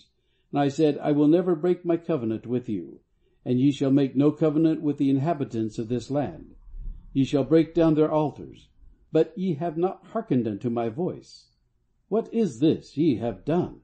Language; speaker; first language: English; native; English